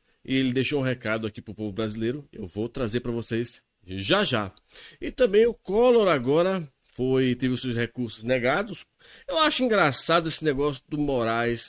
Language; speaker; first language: Portuguese; native; Portuguese